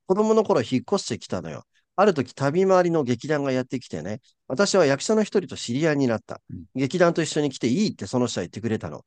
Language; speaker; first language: Japanese; native; Japanese